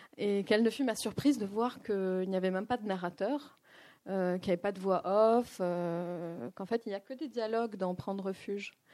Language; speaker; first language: French; non-native, local second language; Arabic